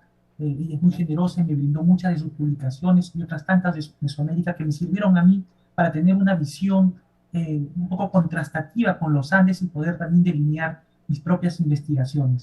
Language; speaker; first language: Spanish; native; Spanish